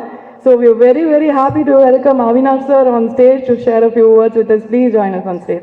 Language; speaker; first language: Tamil; native; Tamil